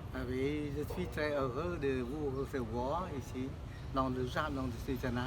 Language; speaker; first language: French; non-native, fluent; Khmer